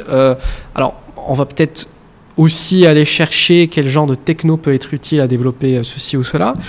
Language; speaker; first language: French; non-native, local second language; Arabic